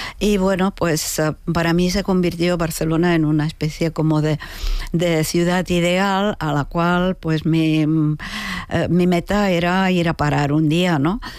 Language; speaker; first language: Spanish; non-native, fluent; Czech